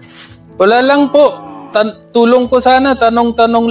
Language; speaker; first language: Filipino; non-native, learner; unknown